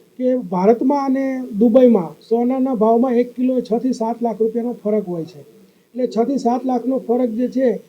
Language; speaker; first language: Gujarati; native; Gujarati